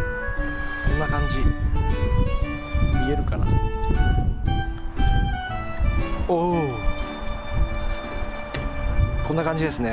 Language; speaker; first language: Japanese; native; Japanese